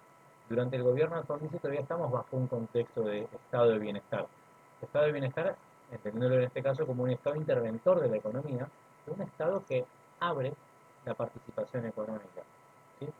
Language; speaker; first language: Spanish; native; Spanish